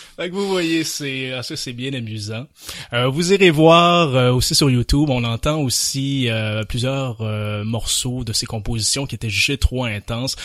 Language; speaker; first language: French; native; French